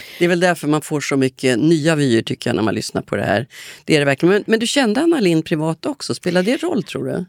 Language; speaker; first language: Swedish; native; Swedish